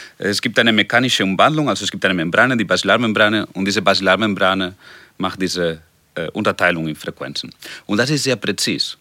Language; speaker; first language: German; non-native, fluent; Spanish